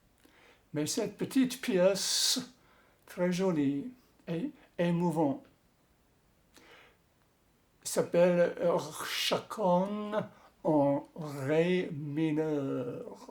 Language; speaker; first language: French; non-native, learner; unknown